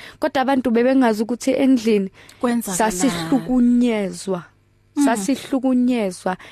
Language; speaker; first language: Zulu; non-native, local second language; Afrikaans